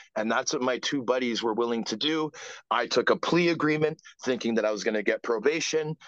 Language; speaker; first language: English; native; English